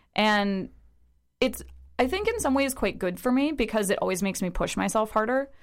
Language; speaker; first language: English; early bilingual, other home language; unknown